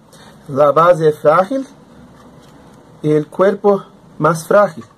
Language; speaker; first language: Spanish; non-native, learner; Portuguese